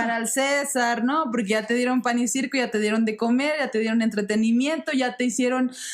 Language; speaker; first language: Spanish; native; Spanish